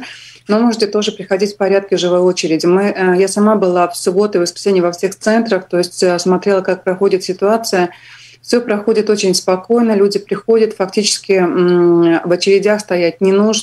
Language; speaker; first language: Russian; non-native, local second language; Latvian